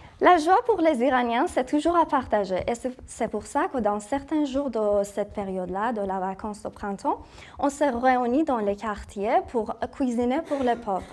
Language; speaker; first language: French; non-native, fluent; Persian